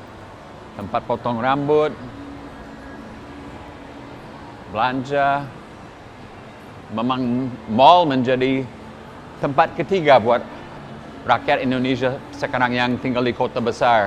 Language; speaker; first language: Indonesian; non-native, fluent; English